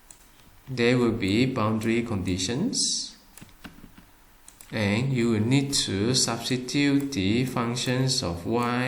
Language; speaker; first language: English; non-native, fluent; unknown